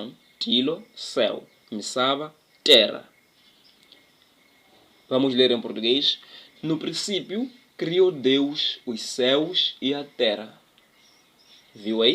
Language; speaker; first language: Portuguese; non-native, local second language; Tsonga